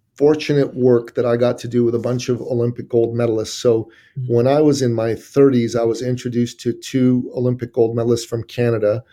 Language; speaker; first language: English; early bilingual, other home language; Persian